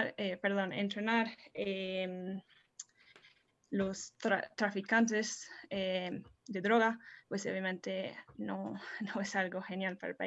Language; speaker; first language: Spanish; non-native, fluent; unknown